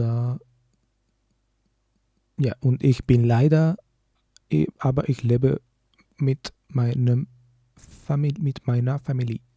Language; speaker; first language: German; non-native, learner; Spanish